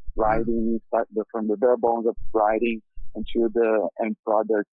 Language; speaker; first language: English; non-native, fluent; Portuguese